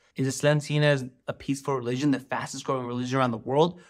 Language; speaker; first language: English; native; English